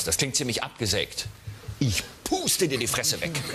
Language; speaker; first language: German; native; German